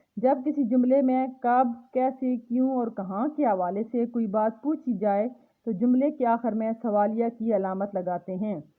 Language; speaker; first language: Urdu; non-native, local second language; Punjabi